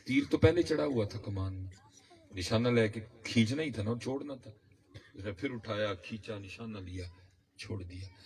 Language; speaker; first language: Urdu; non-native, local second language; Punjabi